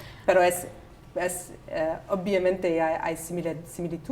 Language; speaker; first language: Spanish; non-native, learner; English